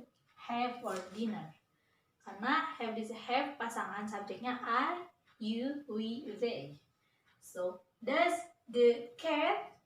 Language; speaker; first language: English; non-native, learner; Indonesian